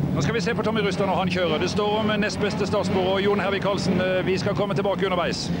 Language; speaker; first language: Norwegian; native; Norwegian